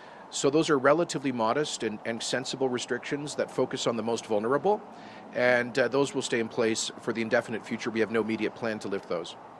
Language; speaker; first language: English; native; English